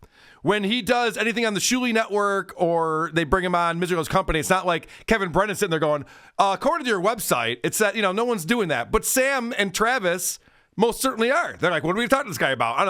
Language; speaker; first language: English; native; English